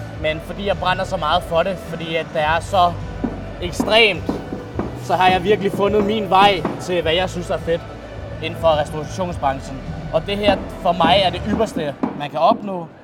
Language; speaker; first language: Danish; native; Danish